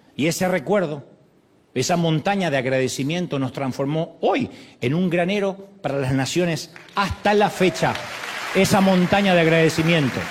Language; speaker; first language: Spanish; native; Spanish